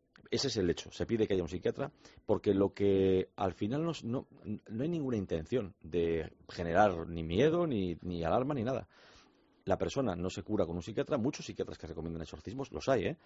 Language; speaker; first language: Spanish; native; Spanish